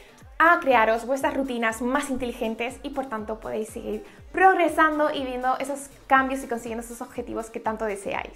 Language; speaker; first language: Spanish; native; Spanish